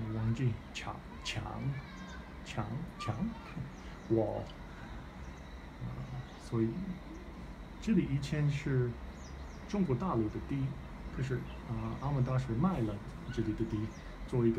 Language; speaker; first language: Chinese; non-native, learner; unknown